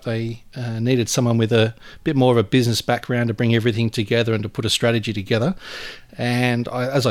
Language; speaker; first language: English; native; English